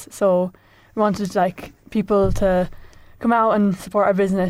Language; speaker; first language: English; native; English